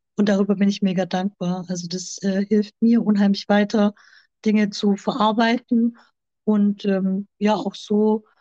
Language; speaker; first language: German; native; German